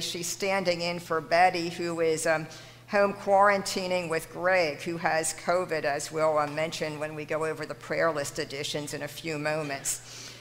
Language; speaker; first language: English; native; English